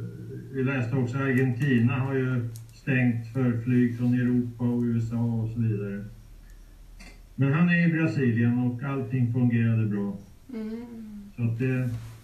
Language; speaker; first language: Swedish; native; Swedish